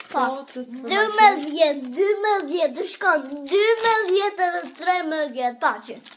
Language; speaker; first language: Albanian; early bilingual, heritage; Albanian